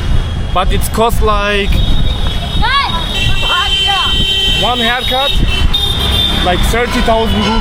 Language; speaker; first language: English; non-native, learner; Turkish